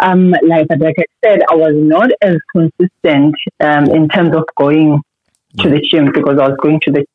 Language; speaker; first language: English; non-native, local second language; Xhosa